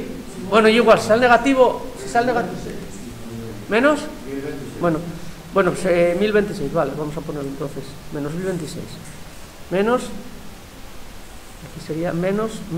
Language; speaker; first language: Spanish; native; Spanish